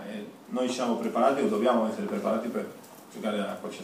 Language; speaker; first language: Italian; non-native, fluent; Spanish